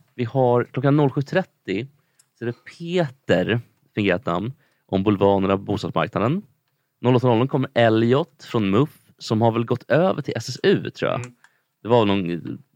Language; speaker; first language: Swedish; native; Swedish